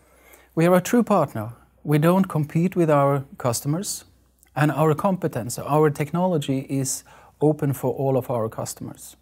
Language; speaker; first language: English; non-native, fluent; Norwegian